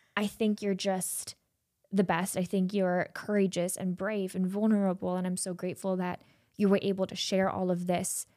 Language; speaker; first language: English; non-native, fluent; German